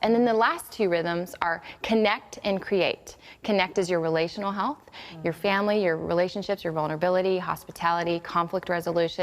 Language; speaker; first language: English; native; English